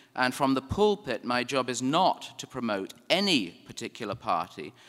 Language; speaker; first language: English; native; English